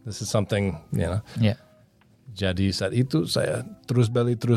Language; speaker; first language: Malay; non-native, learner; English